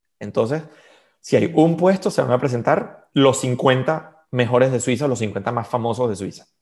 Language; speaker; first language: Spanish; native; Spanish